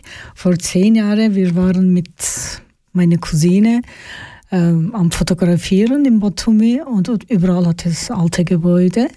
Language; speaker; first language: German; non-native, fluent; Georgian